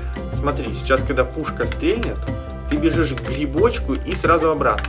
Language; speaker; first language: Russian; native; Russian